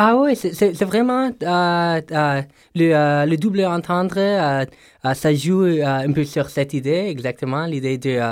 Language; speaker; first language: French; non-native, local second language; English